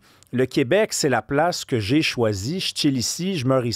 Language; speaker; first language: French; native; French